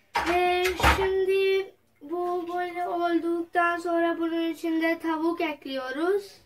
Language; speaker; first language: Turkish; non-native, learner; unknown